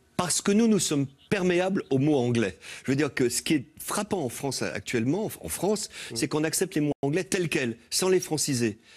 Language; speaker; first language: French; native; French